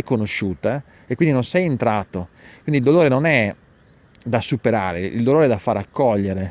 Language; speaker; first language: Italian; native; Italian